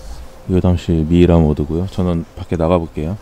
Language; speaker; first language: Korean; native; Korean